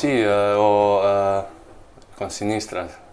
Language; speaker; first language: Italian; non-native, learner; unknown